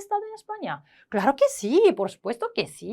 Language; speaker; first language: Spanish; non-native, fluent; Korean